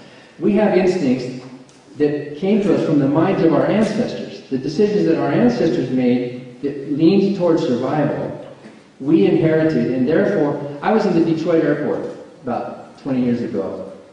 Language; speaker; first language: English; native; English